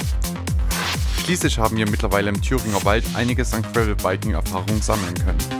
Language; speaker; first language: German; native; German